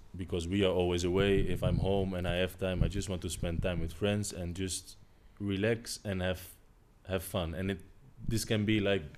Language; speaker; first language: English; non-native, fluent; Dutch